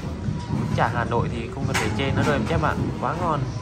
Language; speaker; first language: Vietnamese; native; Vietnamese